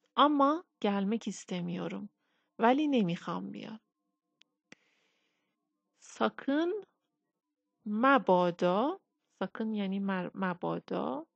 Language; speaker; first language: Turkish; non-native, fluent; Persian